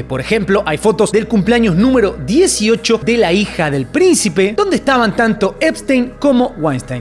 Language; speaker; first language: Spanish; native; Spanish